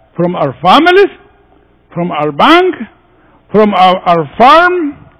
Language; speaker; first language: English; non-native, fluent; Spanish